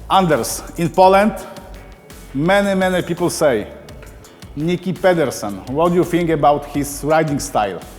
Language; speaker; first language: English; non-native, learner; Polish